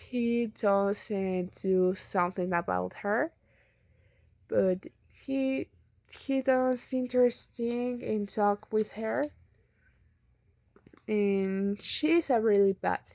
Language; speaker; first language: English; non-native, learner; Spanish